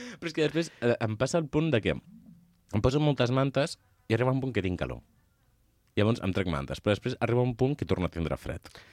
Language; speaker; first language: Catalan; native; Catalan